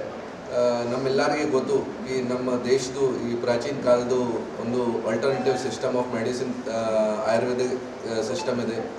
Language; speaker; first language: Kannada; non-native, fluent; Hindi